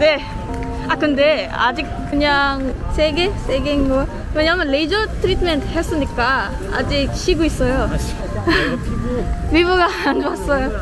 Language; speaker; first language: Korean; non-native, learner; Filipino